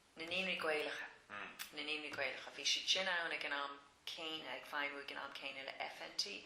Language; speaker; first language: Irish; non-native, local second language; English